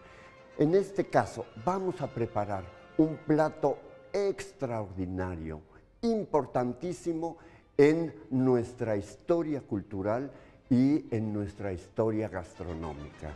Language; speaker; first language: Spanish; native; Spanish